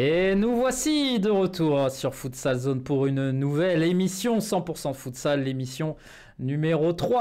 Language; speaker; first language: French; native; French